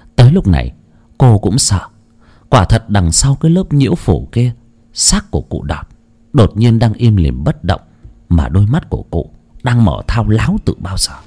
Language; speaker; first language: Vietnamese; non-native, local second language; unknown